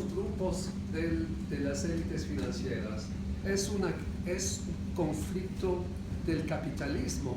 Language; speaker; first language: Spanish; non-native, fluent; English